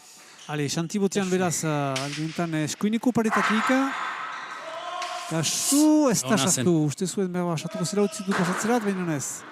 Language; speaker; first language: Basque; native; Basque